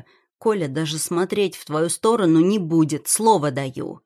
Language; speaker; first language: Russian; native; Russian